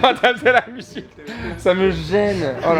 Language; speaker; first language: French; native; French